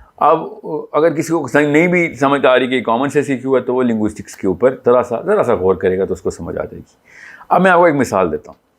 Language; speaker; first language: Urdu; native; Urdu